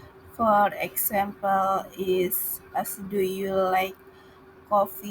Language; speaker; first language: English; non-native, learner; Indonesian